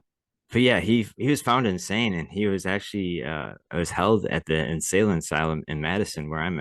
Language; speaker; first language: English; native; English